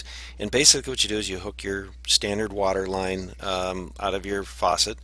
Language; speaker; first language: English; native; English